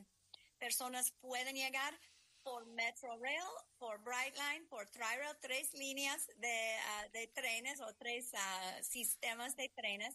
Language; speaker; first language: Spanish; non-native, learner; English